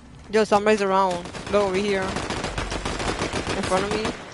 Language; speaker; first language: English; early bilingual, other home language; Spanish